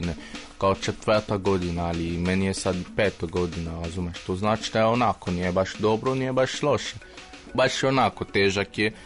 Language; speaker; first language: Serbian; non-native, learner; French